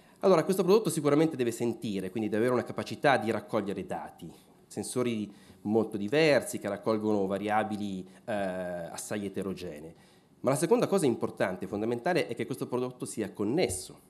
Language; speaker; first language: Italian; native; Italian